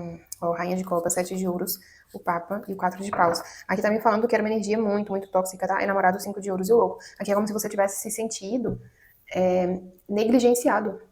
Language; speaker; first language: Portuguese; native; Portuguese